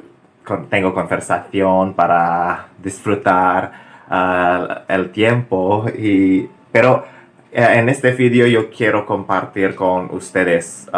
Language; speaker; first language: Spanish; non-native, learner; Indonesian